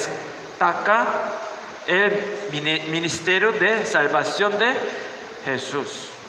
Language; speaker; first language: Spanish; non-native, learner; Korean